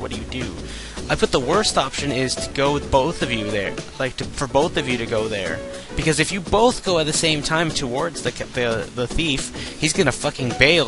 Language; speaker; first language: English; native; English